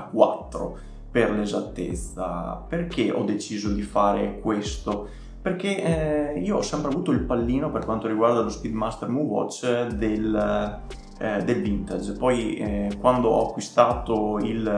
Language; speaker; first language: Italian; native; Italian